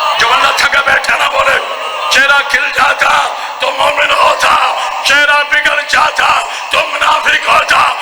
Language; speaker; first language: Urdu; non-native, local second language; Punjabi